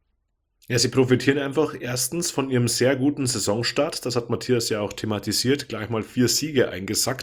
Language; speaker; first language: German; native; German